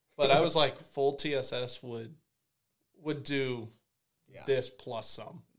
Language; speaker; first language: English; native; English